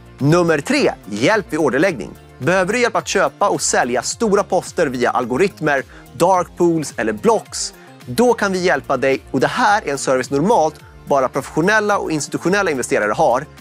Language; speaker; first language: Swedish; native; Swedish